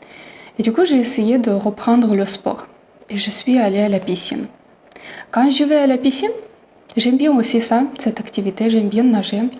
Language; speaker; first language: French; non-native, fluent; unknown